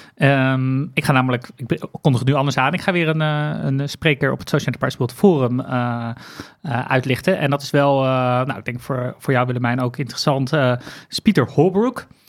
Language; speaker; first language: Dutch; native; Dutch